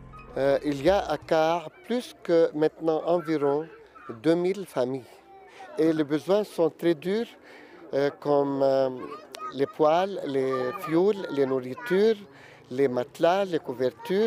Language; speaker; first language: French; non-native, local second language; Arabic